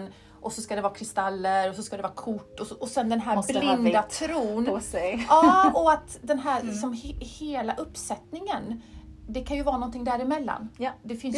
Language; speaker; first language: Swedish; native; Swedish